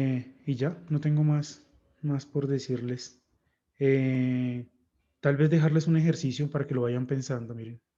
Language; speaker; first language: Spanish; native; Spanish